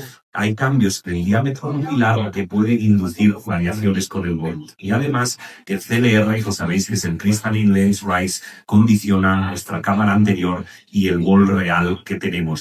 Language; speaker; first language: Spanish; native; Spanish